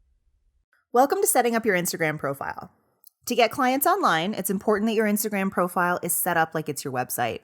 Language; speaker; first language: English; native; English